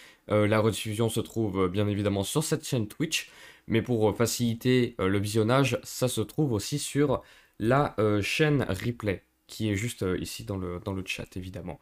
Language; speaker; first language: French; native; French